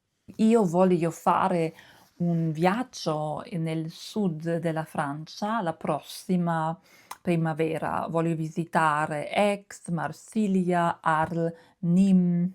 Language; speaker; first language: Italian; non-native, fluent; German